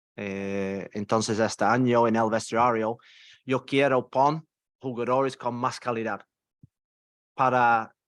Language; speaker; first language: Spanish; non-native, learner; English